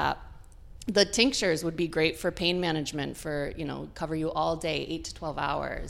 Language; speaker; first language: English; native; English